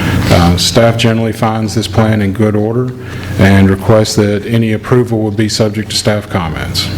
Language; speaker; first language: English; native; English